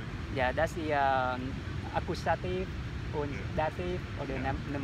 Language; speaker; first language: German; non-native, learner; Vietnamese